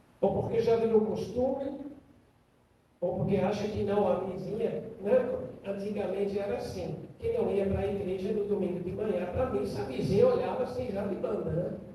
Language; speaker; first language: Portuguese; non-native, fluent; German